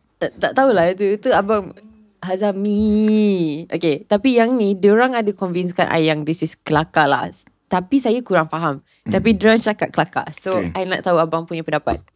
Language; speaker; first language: Malay; non-native, local second language; English